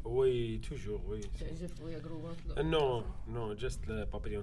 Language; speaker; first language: French; non-native, learner; Arabic